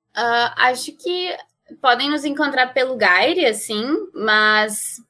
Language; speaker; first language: Portuguese; non-native, fluent; Spanish